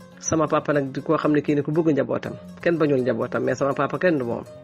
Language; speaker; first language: Wolof; non-native, local second language; Fula